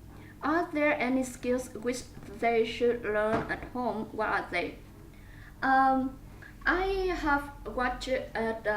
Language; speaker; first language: English; non-native, learner; Vietnamese